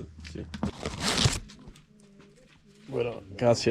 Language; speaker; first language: Spanish; non-native, learner; Dutch